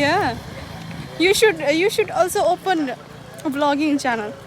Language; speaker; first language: English; non-native, learner; Nepali